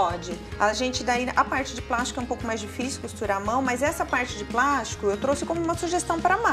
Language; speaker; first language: Portuguese; native; Portuguese